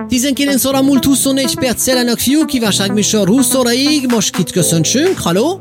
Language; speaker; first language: Hungarian; native; Hungarian